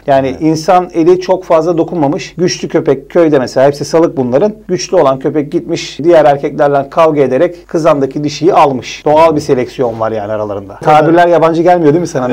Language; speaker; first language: Turkish; early bilingual, heritage; Turkish